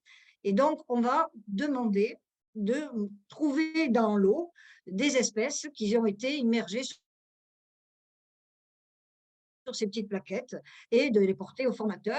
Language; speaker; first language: French; native; French